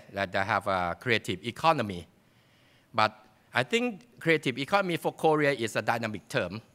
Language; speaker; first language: English; non-native, fluent; Thai